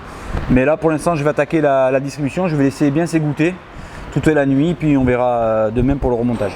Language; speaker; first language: French; native; French